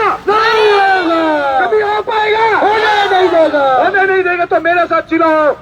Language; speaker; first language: Hindi; non-native, local second language; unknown